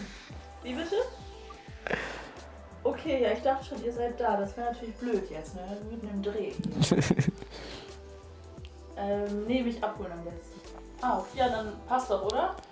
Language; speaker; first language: German; native; German